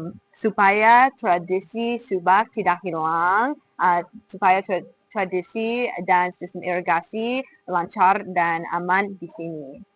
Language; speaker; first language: Indonesian; non-native, fluent; English